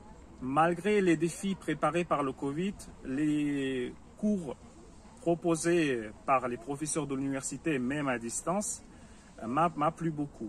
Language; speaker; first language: French; non-native, fluent; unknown